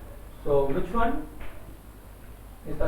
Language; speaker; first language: German; non-native, fluent; Hindi